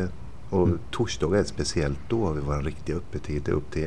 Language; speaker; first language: Swedish; native; Swedish